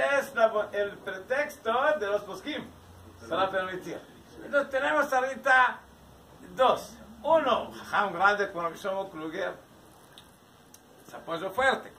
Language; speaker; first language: Spanish; non-native, learner; Hebrew